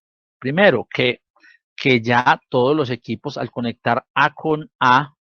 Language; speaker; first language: Spanish; native; Spanish